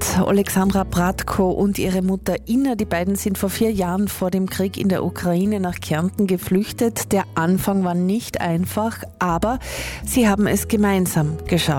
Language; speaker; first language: German; native; German